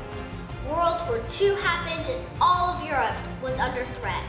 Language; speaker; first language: English; native; English